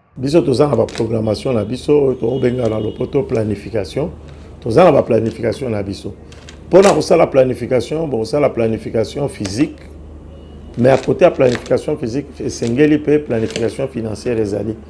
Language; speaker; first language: Lingala; non-native, local second language; Luba-Lulua